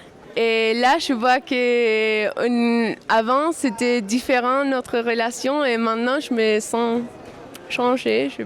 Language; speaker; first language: French; non-native, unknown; Spanish